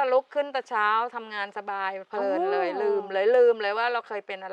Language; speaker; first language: Thai; native; Thai